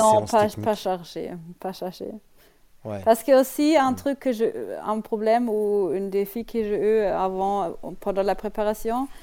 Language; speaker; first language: French; non-native, learner; German